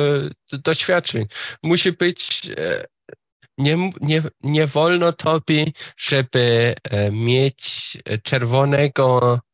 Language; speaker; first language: Polish; non-native, fluent; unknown